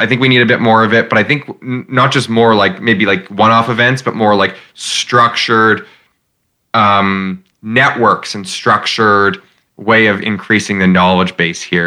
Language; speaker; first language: English; native; English